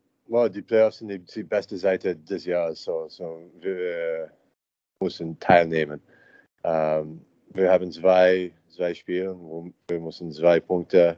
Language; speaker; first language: German; non-native, learner; English